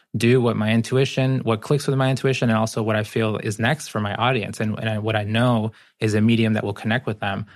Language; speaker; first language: English; early bilingual, other home language; Spanish